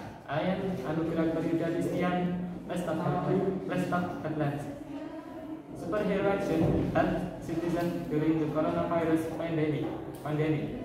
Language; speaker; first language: English; non-native, learner; Indonesian